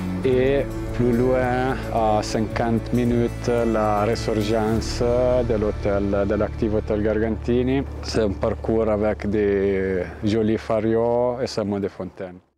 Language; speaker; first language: French; non-native, fluent; Italian